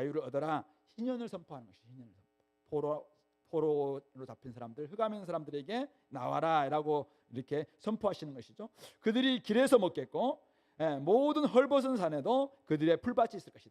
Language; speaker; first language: Korean; native; Korean